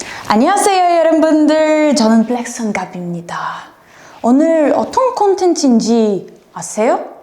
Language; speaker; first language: Korean; non-native, fluent; Portuguese